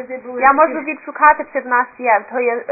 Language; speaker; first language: Ukrainian; early bilingual, heritage; Ukrainian